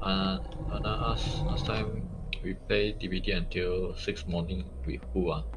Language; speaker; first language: English; non-native, local second language; Chinese